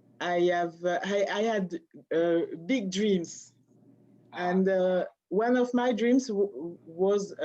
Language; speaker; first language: English; non-native, learner; French